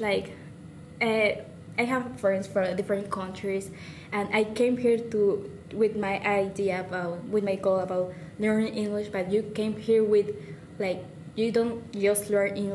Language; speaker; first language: English; non-native, learner; Spanish